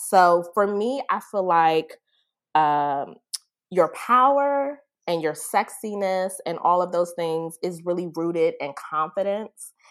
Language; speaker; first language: English; native; English